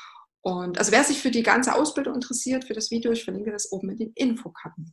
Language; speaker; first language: German; native; German